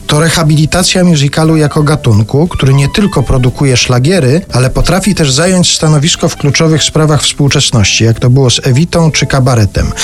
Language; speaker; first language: Polish; native; Polish